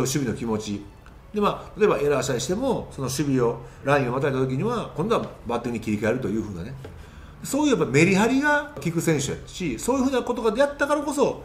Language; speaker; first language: Japanese; native; Japanese